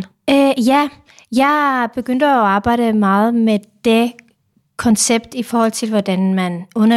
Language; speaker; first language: Danish; non-native, fluent; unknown